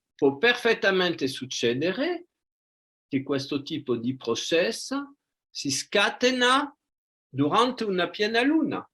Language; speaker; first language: Italian; non-native, fluent; French